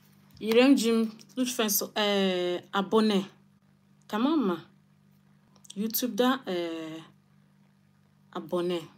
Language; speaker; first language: Turkish; non-native, learner; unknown